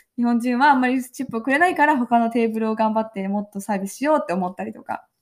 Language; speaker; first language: Japanese; native; Japanese